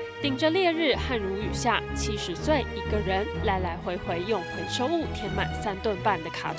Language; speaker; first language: Chinese; native; Chinese